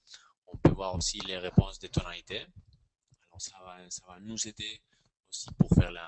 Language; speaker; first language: French; non-native, fluent; Spanish